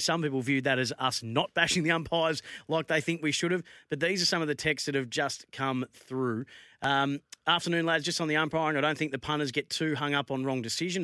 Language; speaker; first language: English; native; English